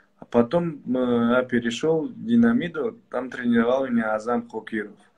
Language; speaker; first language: Russian; non-native, local second language; Tajik